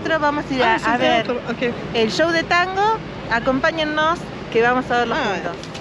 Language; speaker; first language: Spanish; native; Spanish